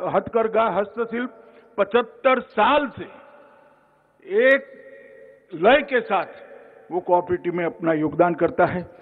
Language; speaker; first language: Hindi; non-native, local second language; Gujarati